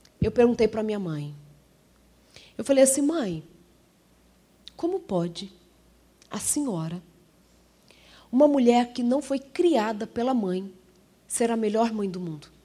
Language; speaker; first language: Portuguese; native; Portuguese